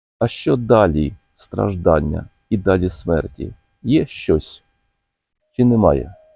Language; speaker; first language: Ukrainian; native; Ukrainian